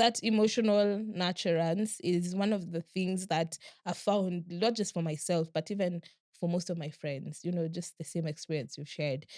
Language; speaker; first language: English; non-native, local second language; Swahili